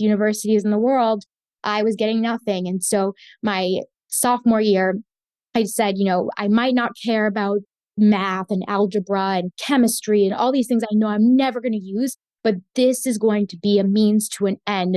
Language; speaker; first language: English; early bilingual, other home language; Spanish